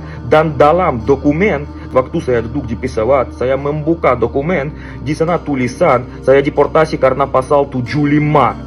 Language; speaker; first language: Indonesian; non-native, fluent; Russian